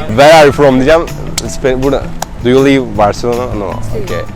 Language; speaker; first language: English; non-native, learner; Turkish